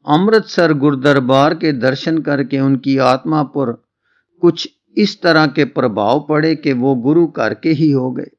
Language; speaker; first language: Hindi; non-native, local second language; Punjabi